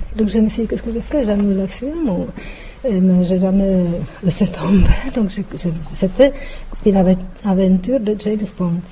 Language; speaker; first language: French; non-native, fluent; Czech